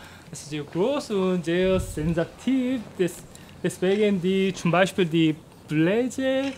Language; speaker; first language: German; non-native, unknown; Korean